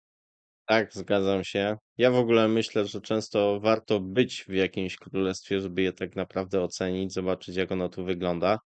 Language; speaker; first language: Polish; native; Polish